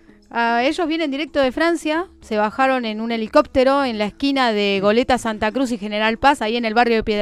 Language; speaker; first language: Spanish; native; Spanish